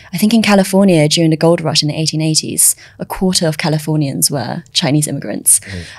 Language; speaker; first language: English; early bilingual, other home language; Chinese